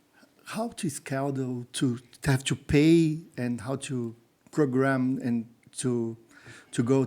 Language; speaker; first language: English; non-native, learner; Portuguese